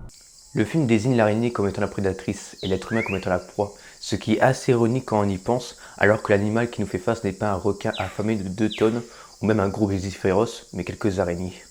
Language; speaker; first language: French; native; French